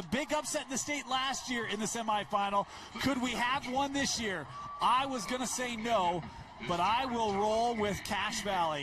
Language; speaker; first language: English; native; English